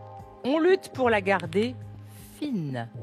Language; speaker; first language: French; native; French